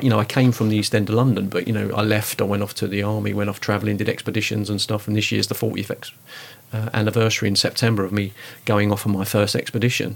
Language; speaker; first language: English; native; English